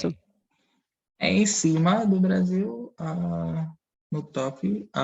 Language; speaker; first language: Portuguese; non-native, fluent; Dutch